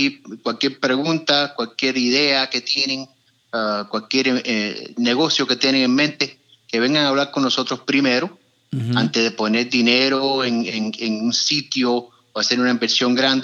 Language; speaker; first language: Spanish; early bilingual, heritage; Spanish